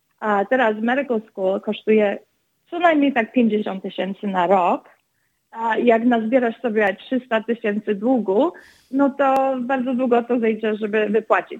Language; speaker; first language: Polish; early bilingual, other home language; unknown